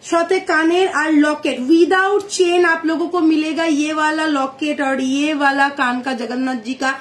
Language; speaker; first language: Hindi; non-native, local second language; Bangla